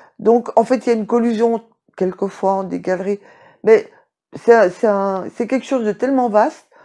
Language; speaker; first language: French; native; French